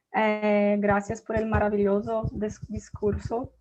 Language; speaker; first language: Spanish; non-native, fluent; Portuguese